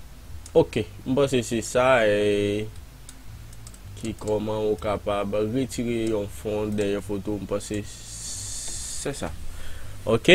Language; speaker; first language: French; non-native, learner; Haitian Creole